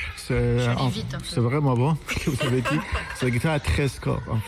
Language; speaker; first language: French; non-native, fluent; Persian